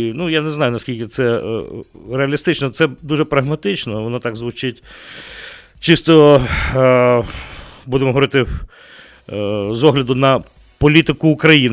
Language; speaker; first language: Ukrainian; native; Ukrainian